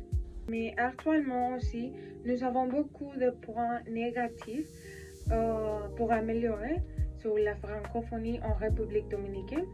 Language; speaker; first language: French; non-native, learner; Spanish